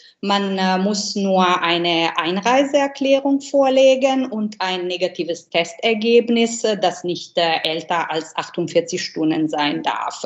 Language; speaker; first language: German; non-native, fluent; Italian